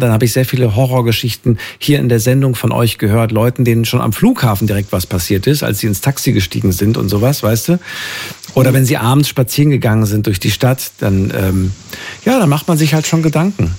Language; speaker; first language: German; native; German